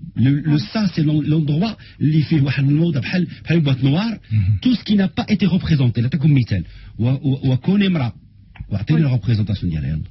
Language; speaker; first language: French; non-native, local second language; Arabic